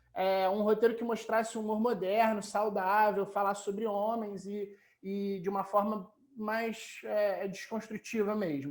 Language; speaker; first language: Portuguese; native; Portuguese